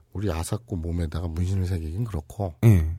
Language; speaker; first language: Korean; native; Korean